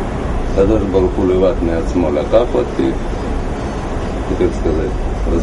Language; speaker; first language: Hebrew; non-native, learner; Russian